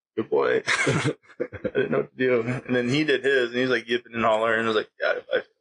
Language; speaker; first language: English; native; English